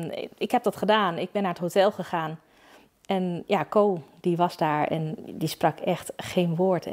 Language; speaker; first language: Dutch; native; Dutch